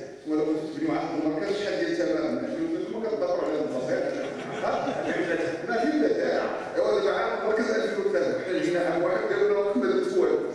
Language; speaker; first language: Arabic; native; Arabic